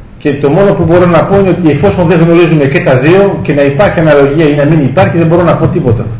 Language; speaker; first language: Greek; early bilingual, heritage; Greek